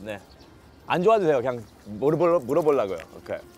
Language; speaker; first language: Korean; early bilingual, heritage; Korean